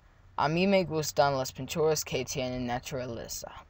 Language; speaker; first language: Spanish; non-native, learner; English